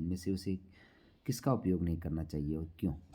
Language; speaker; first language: Hindi; native; Hindi